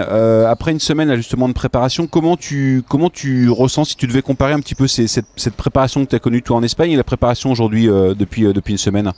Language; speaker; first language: French; native; French